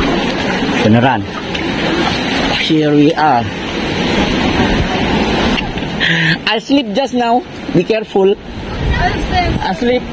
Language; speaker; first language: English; non-native, learner; Indonesian